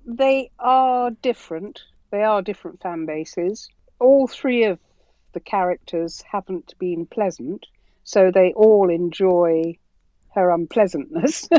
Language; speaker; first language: English; native; English